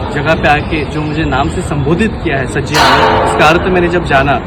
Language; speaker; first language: Hindi; non-native, local second language; Marathi